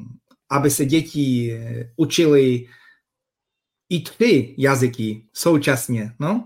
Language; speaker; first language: Czech; non-native, fluent; Polish